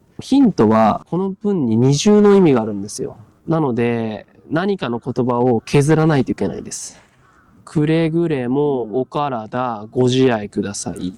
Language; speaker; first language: Japanese; native; Japanese